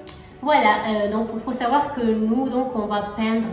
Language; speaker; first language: French; native; French